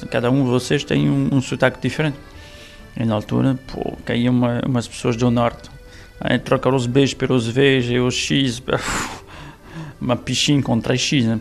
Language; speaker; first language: Portuguese; non-native, fluent; French